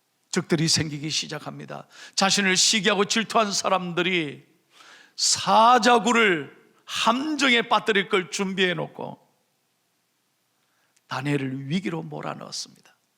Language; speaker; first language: Korean; native; Korean